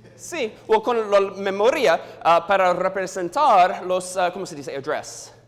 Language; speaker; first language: Spanish; non-native, learner; English